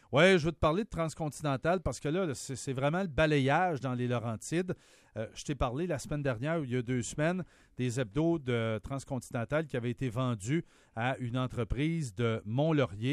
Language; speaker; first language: French; native; French